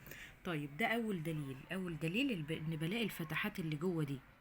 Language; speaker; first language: Arabic; native; Arabic